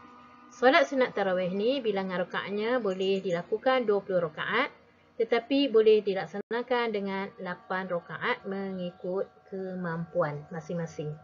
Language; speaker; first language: Malay; native; Malay